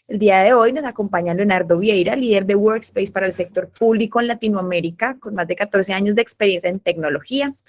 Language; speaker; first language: Spanish; native; Spanish